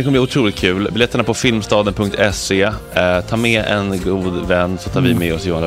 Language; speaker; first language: Swedish; native; Swedish